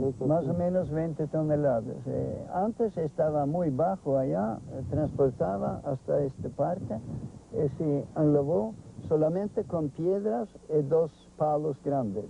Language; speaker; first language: Spanish; non-native, fluent; Norwegian